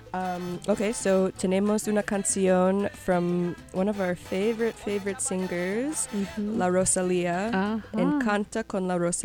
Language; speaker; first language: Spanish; non-native, learner; English